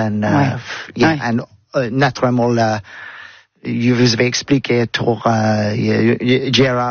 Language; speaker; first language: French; non-native, learner; English